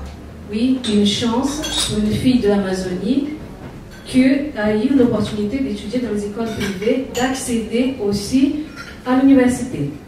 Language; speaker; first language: French; non-native, fluent; Portuguese